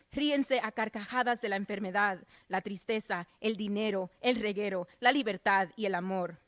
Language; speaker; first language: Spanish; early bilingual, other home language; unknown